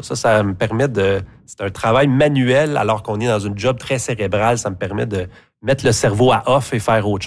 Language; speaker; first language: French; native; French